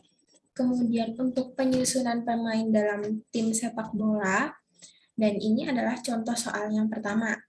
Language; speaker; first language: Indonesian; native; Indonesian